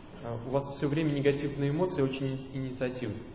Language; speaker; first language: Russian; native; Russian